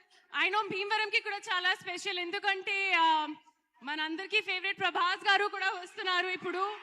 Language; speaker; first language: Telugu; non-native, learner; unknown